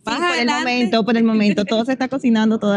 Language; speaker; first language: Spanish; native; Spanish